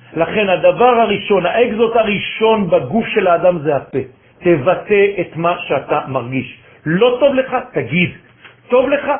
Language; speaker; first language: Hebrew; non-native, fluent; French